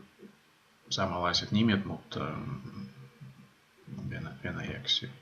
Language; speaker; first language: Finnish; non-native, fluent; Russian